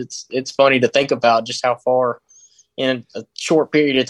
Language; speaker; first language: English; native; English